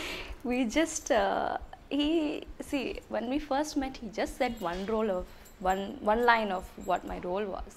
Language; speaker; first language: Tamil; non-native, learner; English